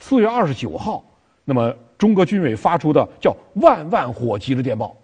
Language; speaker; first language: Chinese; native; Chinese